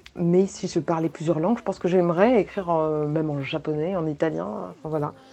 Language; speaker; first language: French; native; French